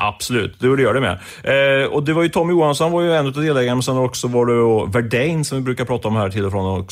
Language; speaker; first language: Swedish; native; Swedish